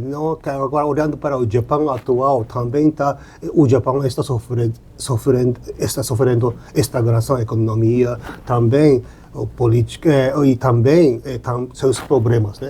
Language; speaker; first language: Portuguese; non-native, learner; Japanese